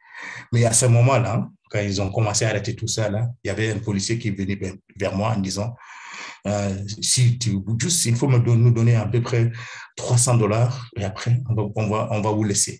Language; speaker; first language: French; non-native, fluent; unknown